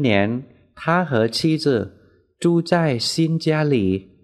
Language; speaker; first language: Chinese; non-native, fluent; Vietnamese